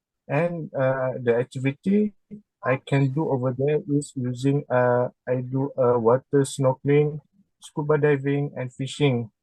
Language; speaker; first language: English; non-native, learner; Malay